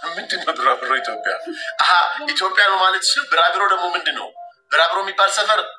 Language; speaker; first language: Amharic; native; Amharic